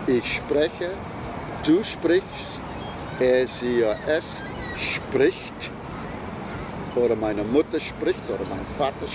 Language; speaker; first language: German; non-native, fluent; English